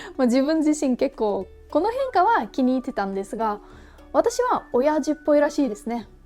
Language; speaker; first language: Japanese; non-native, fluent; Russian